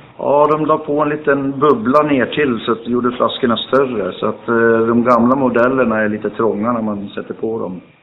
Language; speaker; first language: Swedish; native; Swedish